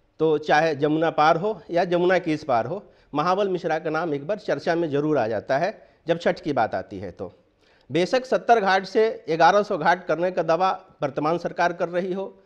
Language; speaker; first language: Hindi; native; Hindi